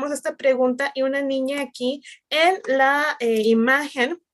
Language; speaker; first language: Spanish; native; Spanish